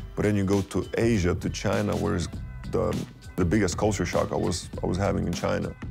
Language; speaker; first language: English; non-native, fluent; Lithuanian